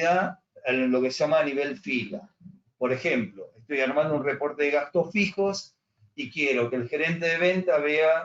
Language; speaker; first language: Spanish; native; Spanish